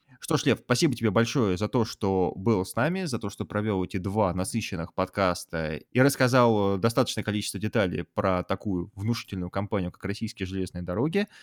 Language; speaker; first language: Russian; native; Russian